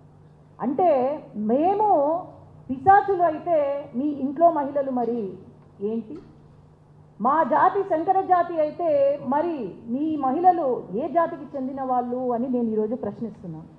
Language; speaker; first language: Telugu; native; Telugu